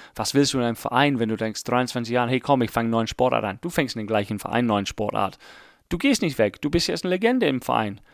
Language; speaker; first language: German; non-native, fluent; English